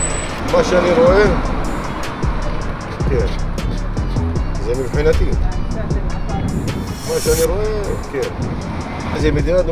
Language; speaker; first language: Hebrew; non-native, local second language; Arabic